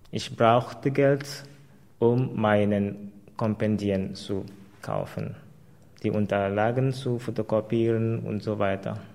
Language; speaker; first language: German; non-native, fluent; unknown